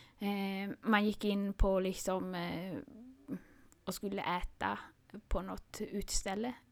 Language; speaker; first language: Swedish; non-native, local second language; Northern Sami